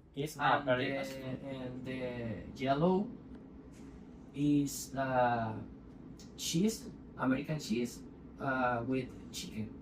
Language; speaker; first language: English; non-native, learner; Spanish